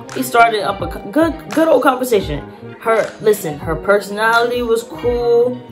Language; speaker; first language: English; native; English